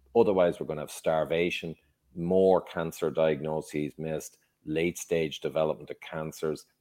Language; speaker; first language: English; native; English